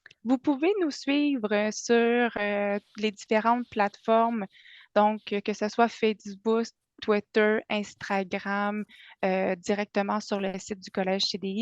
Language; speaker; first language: French; native; French